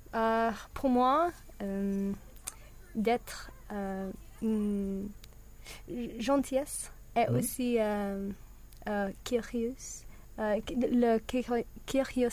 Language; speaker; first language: French; non-native, learner; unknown